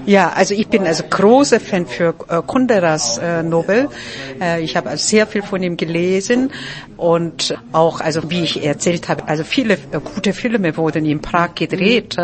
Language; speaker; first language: German; non-native, fluent; Korean